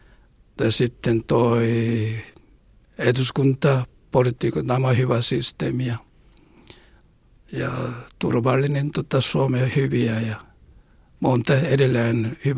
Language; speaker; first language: Finnish; non-native, learner; Korean